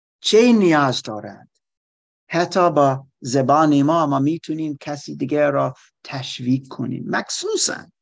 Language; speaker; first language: Persian; non-native, learner; German